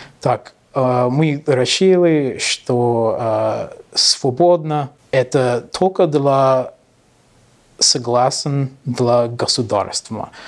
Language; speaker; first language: Russian; non-native, learner; English